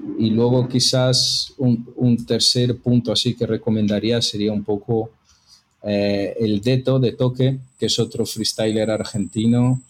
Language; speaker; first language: Spanish; non-native, fluent; Portuguese